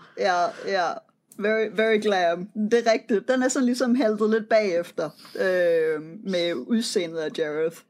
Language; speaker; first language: Danish; native; Danish